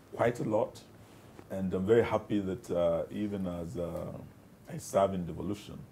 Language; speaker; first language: English; non-native, local second language; Luyia